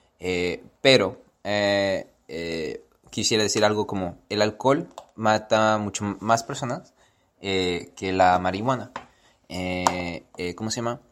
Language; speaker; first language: Spanish; early bilingual, heritage; Spanish